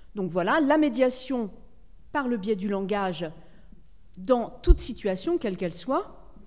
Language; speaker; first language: French; native; French